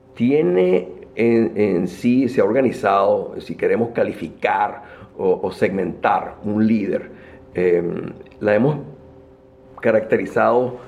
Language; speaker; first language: Spanish; native; Spanish